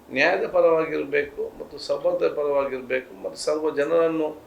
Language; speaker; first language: Kannada; non-native, local second language; Badaga